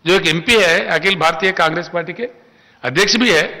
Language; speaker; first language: Hindi; non-native, local second language; Telugu